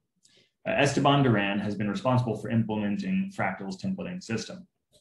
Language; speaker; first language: English; native; English